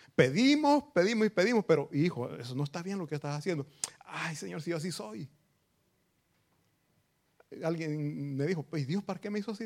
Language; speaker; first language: Spanish; native; Spanish